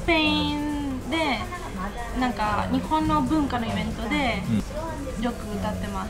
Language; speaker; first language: Japanese; non-native, fluent; Spanish